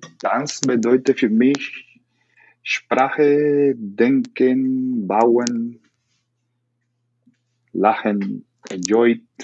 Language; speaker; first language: German; non-native, learner; Spanish